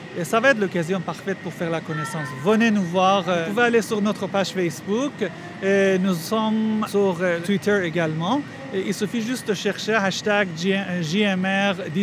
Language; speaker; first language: French; non-native, fluent; Persian